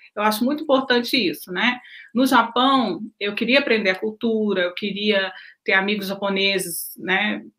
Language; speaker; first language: Portuguese; native; Portuguese